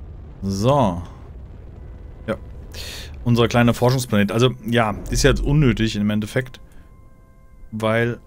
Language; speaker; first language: German; native; German